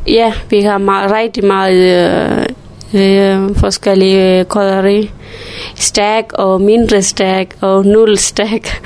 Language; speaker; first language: Danish; non-native, learner; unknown